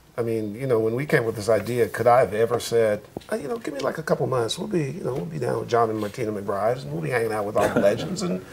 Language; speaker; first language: English; native; English